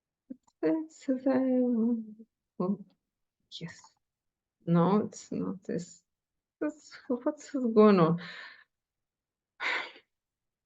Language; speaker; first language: English; non-native, fluent; Ukrainian